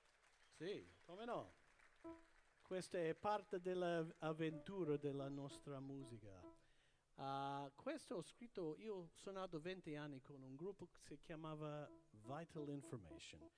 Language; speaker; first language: Italian; early bilingual, heritage; English